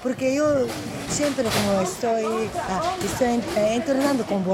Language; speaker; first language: Spanish; non-native, learner; Japanese